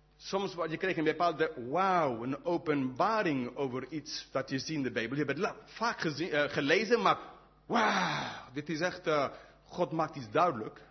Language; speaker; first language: Dutch; non-native, fluent; English